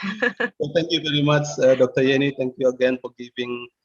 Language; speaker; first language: English; non-native, fluent; Indonesian